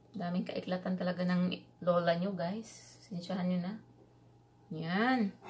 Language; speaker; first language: Filipino; non-native, local second language; Cebuano